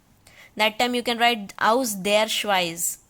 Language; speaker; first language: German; non-native, fluent; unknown